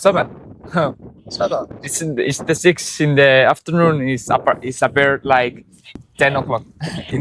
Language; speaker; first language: English; non-native, learner; Spanish